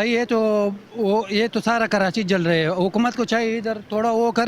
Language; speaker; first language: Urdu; non-native, local second language; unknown